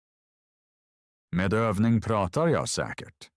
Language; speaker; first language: Swedish; non-native, fluent; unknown